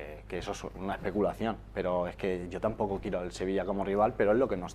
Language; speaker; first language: Spanish; native; Spanish